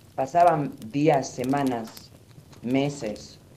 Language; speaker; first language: Spanish; non-native, fluent; Armenian